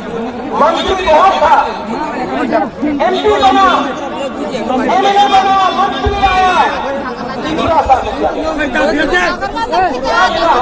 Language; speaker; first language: Hindi; non-native, local second language; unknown